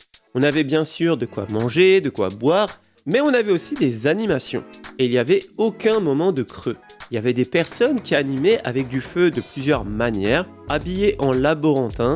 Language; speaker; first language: French; native; French